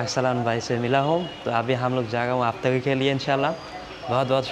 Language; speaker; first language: Hindi; non-native, learner; Bangla